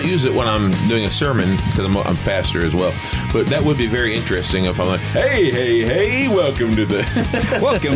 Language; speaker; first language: English; native; English